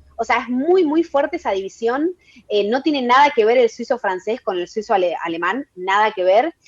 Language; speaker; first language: Spanish; native; Spanish